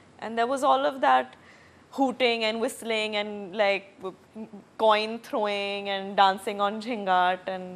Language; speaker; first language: English; non-native, local second language; Hindi